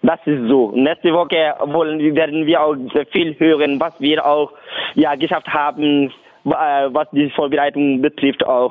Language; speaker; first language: German; non-native, learner; Bambara